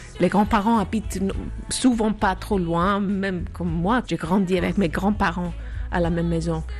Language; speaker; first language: French; non-native, fluent; Icelandic